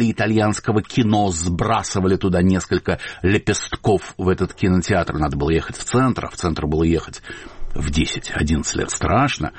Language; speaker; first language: Russian; native; Russian